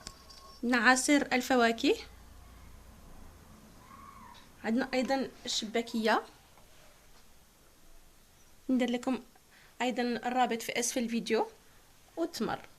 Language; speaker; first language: Arabic; native; Arabic